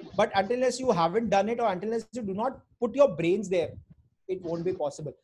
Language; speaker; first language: English; non-native, local second language; Hindi